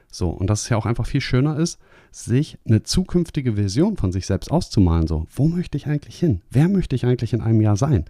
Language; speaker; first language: German; native; German